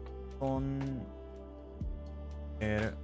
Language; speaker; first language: Swedish; non-native, learner; English